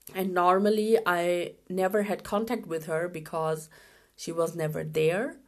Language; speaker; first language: English; non-native, fluent; Urdu